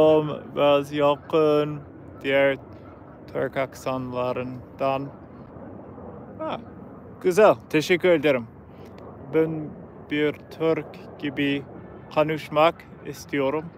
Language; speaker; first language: Turkish; non-native, learner; English